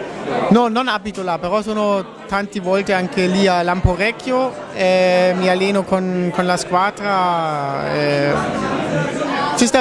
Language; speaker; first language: Italian; non-native, fluent; German